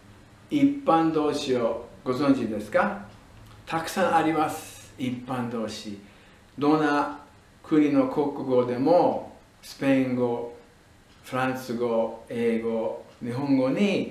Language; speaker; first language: Japanese; non-native, fluent; English